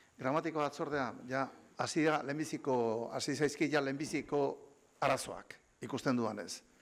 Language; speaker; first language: Basque; native; Basque